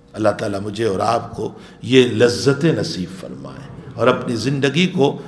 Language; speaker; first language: Urdu; non-native, local second language; Gujarati